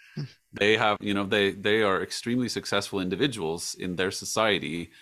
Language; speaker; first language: English; non-native, fluent; Swedish